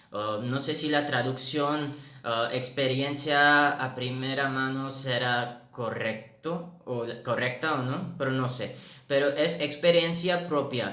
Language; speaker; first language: Spanish; non-native, fluent; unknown